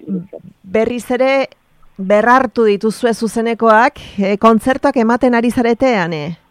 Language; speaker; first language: Basque; native; Basque